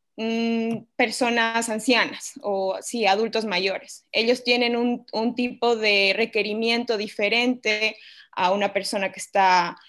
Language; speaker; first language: Spanish; native; Spanish